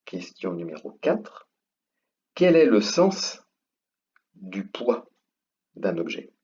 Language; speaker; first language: French; native; French